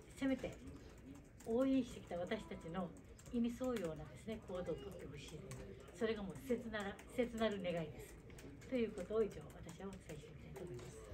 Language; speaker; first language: Japanese; native; Japanese